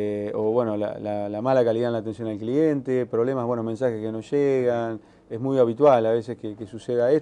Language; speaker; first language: Spanish; native; Spanish